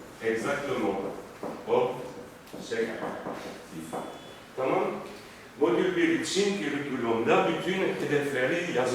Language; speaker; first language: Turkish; non-native, fluent; French